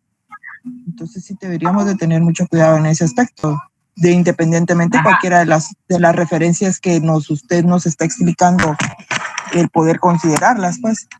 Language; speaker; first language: Spanish; native; Spanish